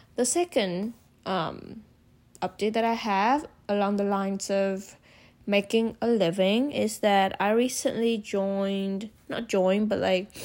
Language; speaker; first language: English; non-native, fluent; Vietnamese